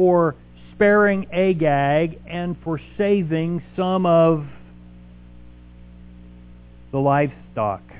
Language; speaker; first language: English; native; English